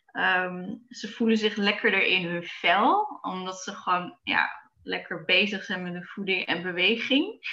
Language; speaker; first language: Dutch; native; Dutch